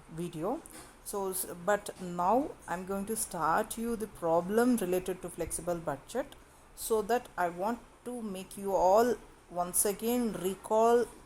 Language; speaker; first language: English; non-native, local second language; Kannada